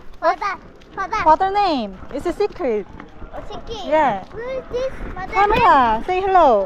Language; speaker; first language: English; non-native, learner; Korean